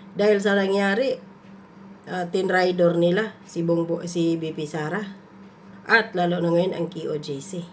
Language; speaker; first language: Filipino; non-native, local second language; Cebuano